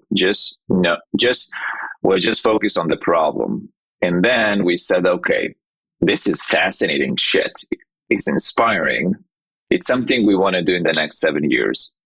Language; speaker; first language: English; non-native, fluent; Hebrew